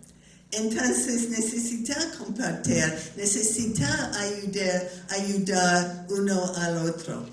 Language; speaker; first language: Spanish; non-native, learner; English